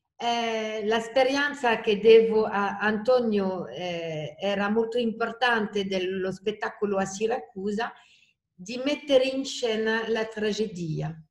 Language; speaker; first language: Italian; non-native, fluent; French